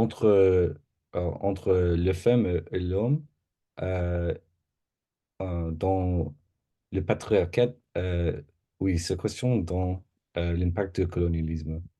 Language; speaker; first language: French; non-native, learner; English